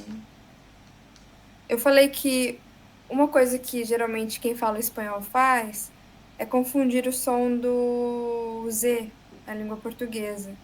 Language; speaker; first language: Portuguese; native; Portuguese